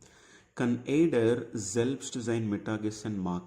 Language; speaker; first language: German; non-native, learner; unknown